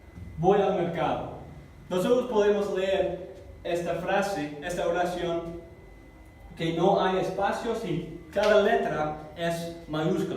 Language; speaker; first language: Spanish; non-native, fluent; English